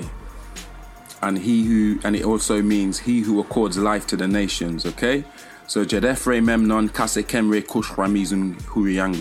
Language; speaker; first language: English; native; English